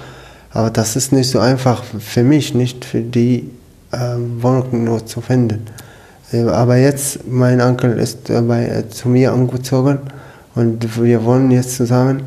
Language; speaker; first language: German; non-native, learner; Arabic